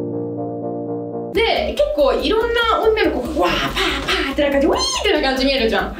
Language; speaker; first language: Japanese; non-native, fluent; Italian